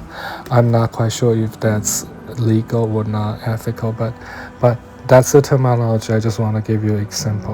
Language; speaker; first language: English; non-native, fluent; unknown